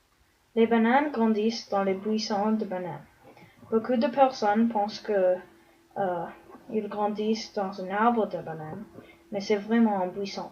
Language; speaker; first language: French; non-native, learner; English